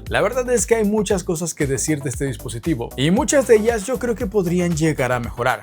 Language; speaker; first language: Spanish; native; Spanish